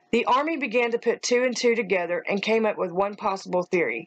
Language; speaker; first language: English; native; English